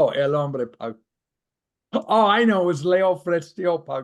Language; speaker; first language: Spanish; non-native, fluent; English